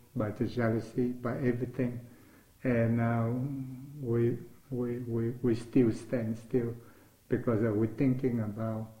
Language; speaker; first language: English; non-native, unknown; Vietnamese